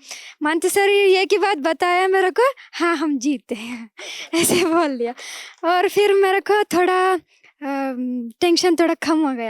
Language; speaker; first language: Hindi; non-native, local second language; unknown